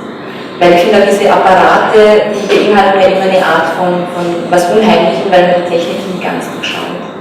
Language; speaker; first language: German; native; German